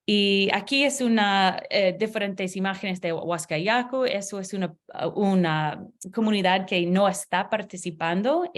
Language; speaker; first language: Spanish; non-native, learner; English